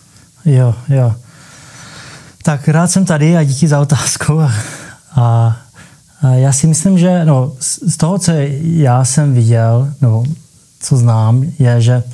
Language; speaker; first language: Czech; early bilingual, heritage; Czech